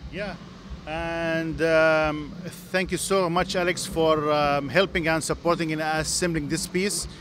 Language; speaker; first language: English; non-native, fluent; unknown